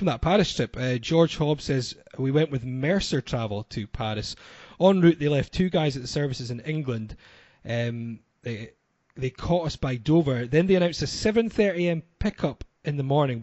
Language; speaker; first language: English; native; English